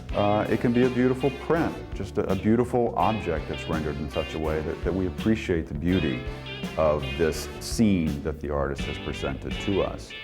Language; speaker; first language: English; native; English